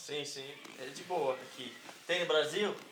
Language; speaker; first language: Portuguese; non-native, learner; English